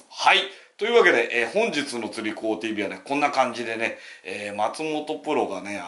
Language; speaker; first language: Japanese; native; Japanese